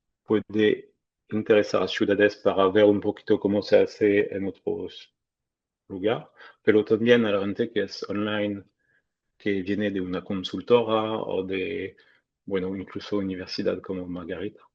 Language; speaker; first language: Spanish; non-native, fluent; French